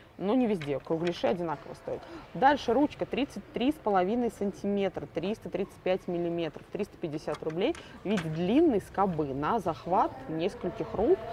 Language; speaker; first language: Russian; native; Russian